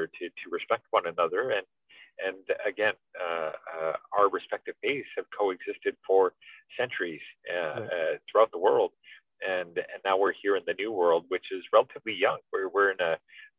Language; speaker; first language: English; native; English